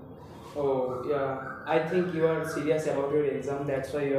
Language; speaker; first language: English; non-native, learner; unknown